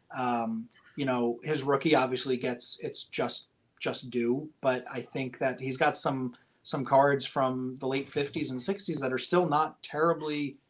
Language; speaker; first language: English; native; English